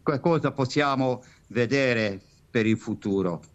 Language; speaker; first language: Italian; non-native, fluent; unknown